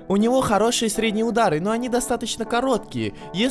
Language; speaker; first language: Russian; native; Russian